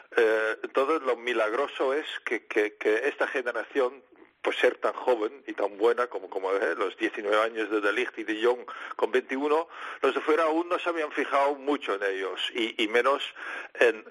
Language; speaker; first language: Spanish; non-native, fluent; Dutch